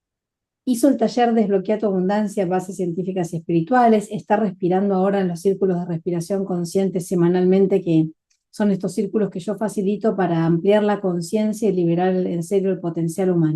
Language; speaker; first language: Spanish; native; Spanish